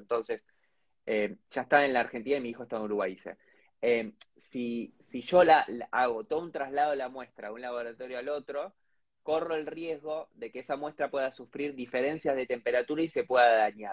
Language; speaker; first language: Spanish; native; Spanish